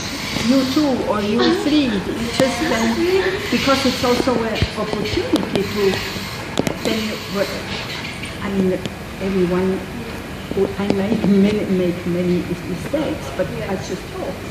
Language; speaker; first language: English; non-native, fluent; French